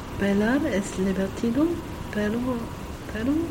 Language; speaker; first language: Spanish; non-native, learner; German